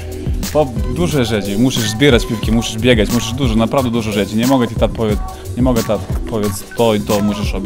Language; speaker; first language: Polish; non-native, learner; Serbian